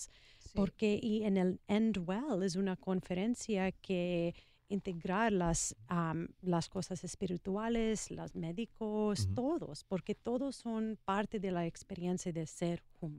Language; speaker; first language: Spanish; non-native, learner; English